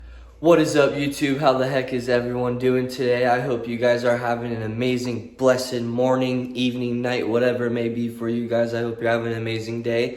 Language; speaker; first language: English; native; English